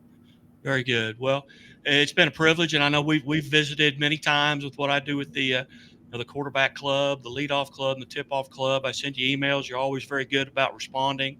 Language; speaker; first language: English; native; English